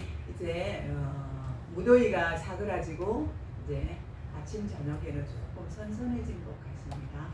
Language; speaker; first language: Korean; native; Korean